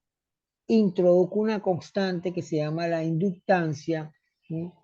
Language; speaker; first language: Spanish; native; Spanish